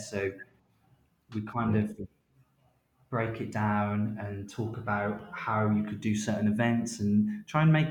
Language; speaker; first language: English; native; English